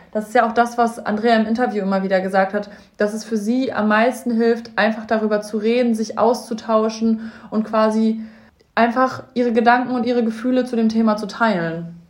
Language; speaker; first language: German; native; German